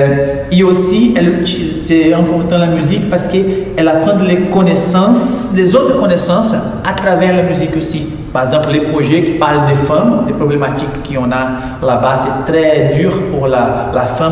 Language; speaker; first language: French; non-native, fluent; Portuguese